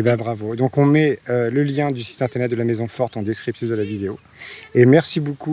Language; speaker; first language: French; native; French